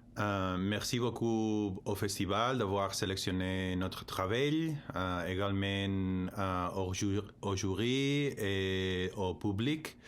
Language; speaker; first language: French; non-native, learner; Spanish